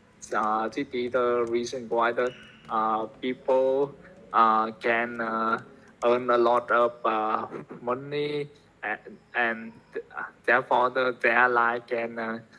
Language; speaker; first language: English; non-native, learner; Vietnamese